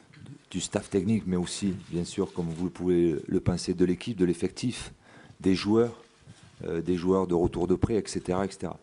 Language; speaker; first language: French; native; French